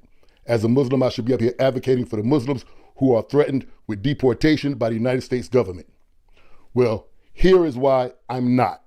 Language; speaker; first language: English; native; English